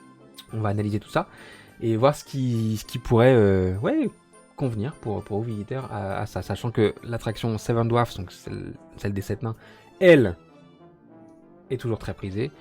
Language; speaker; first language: French; native; French